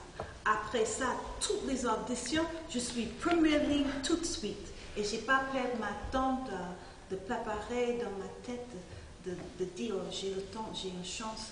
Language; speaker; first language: French; non-native, fluent; English